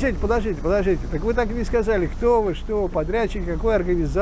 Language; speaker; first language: Russian; native; Russian